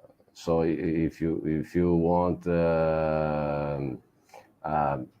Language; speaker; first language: English; non-native, learner; Italian